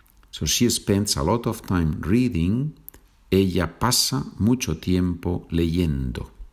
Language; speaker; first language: Spanish; native; Spanish